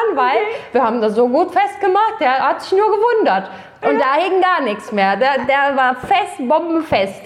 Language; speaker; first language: German; non-native, fluent; Latvian